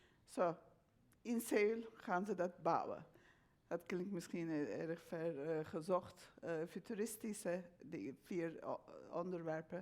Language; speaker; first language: Dutch; non-native, fluent; Turkish